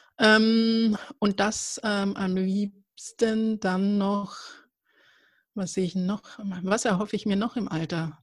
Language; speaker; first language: German; early bilingual, other home language; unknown